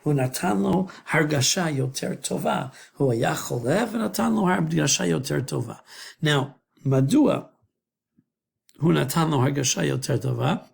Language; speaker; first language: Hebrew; non-native, fluent; English